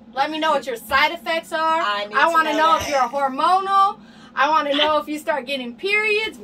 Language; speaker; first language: English; native; English